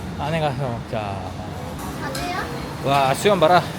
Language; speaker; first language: Korean; native; Korean